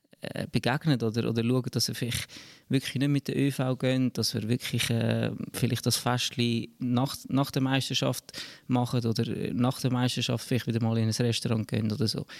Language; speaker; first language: German; native; German